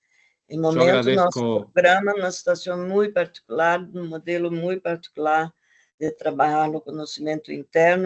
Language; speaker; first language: Portuguese; non-native, fluent; Spanish